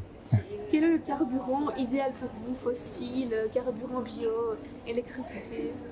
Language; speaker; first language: French; native; French